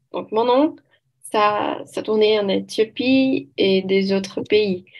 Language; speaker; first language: French; non-native, learner; Portuguese